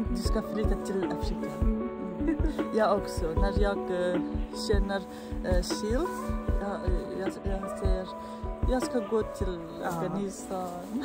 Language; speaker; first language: Swedish; non-native, learner; Persian